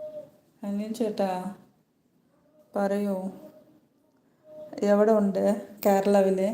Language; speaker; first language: Malayalam; non-native, learner; Tamil